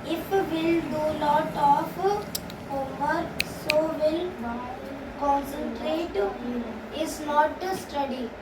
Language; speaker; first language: English; non-native, learner; Hindi